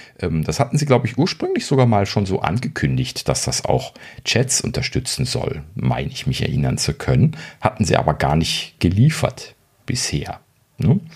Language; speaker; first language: German; native; German